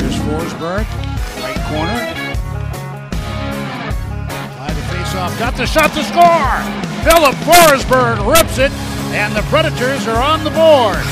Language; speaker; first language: English; native; English